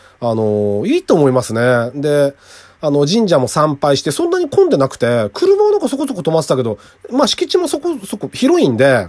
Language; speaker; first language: Japanese; native; Japanese